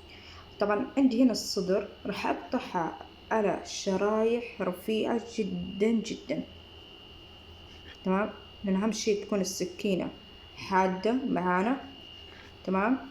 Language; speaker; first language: Arabic; native; Arabic